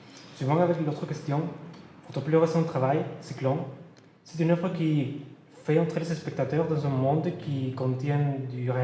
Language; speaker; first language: French; non-native, learner; Spanish